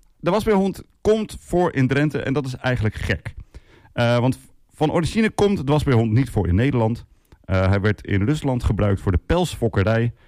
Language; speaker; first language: Dutch; native; Dutch